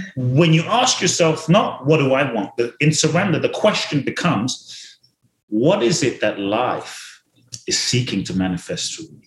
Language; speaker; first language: English; native; English